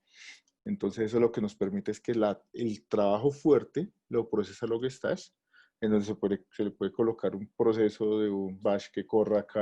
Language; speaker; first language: Spanish; native; Spanish